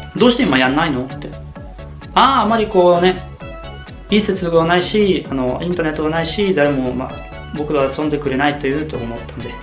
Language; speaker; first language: Japanese; non-native, fluent; German